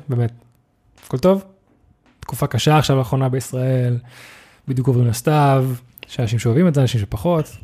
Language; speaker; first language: Hebrew; native; Hebrew